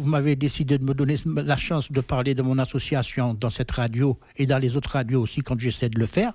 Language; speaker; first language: French; native; French